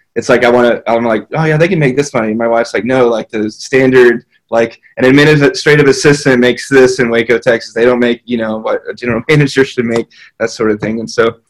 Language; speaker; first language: English; native; English